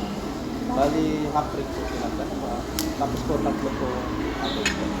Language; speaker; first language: Filipino; native; Filipino